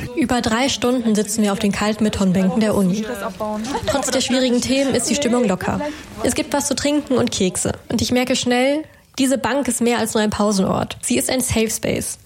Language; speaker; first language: German; native; German